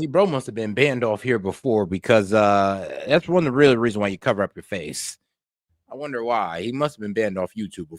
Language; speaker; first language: English; native; English